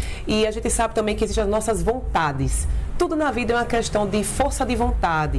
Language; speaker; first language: Portuguese; native; Portuguese